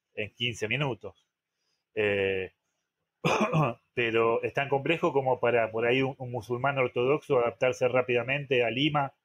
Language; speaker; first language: Spanish; native; Spanish